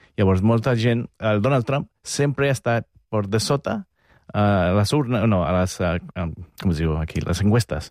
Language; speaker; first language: Catalan; non-native, fluent; English